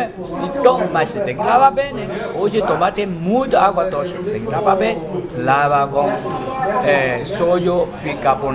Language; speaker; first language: Portuguese; non-native, learner; Chinese